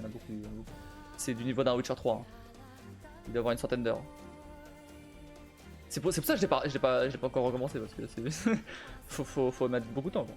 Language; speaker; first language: French; native; French